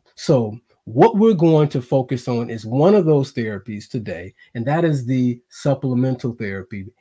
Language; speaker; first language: English; native; English